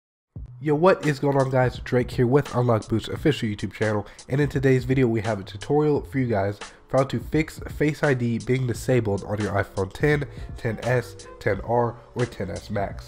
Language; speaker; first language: English; native; English